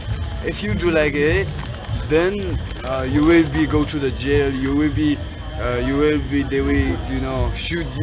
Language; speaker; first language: English; non-native, learner; Tibetan